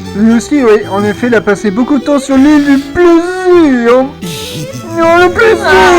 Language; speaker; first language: French; native; French